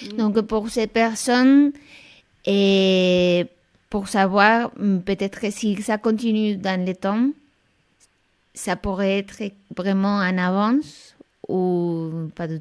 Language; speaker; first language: French; non-native, fluent; Spanish